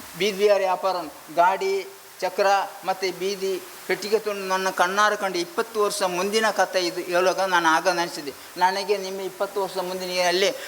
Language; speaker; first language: Kannada; non-native, local second language; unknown